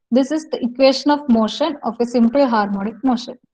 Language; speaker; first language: English; non-native, local second language; Malayalam